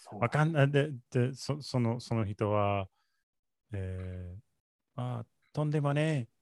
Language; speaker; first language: Japanese; non-native, learner; English